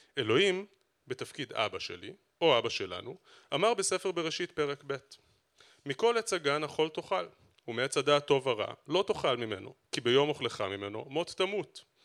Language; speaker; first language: Hebrew; native; Hebrew